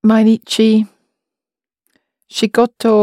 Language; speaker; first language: Japanese; non-native, learner; English